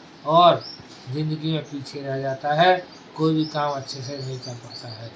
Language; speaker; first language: Hindi; native; Hindi